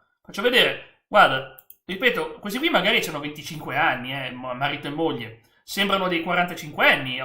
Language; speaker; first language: Italian; native; Italian